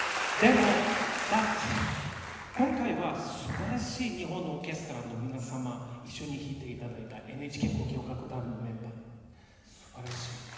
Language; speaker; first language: Japanese; non-native, fluent; Ukrainian